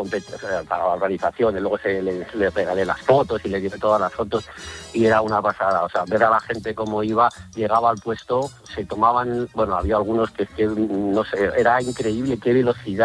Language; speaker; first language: Spanish; native; Spanish